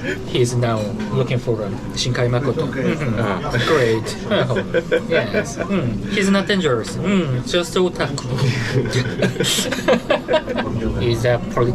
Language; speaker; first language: English; non-native, learner; Korean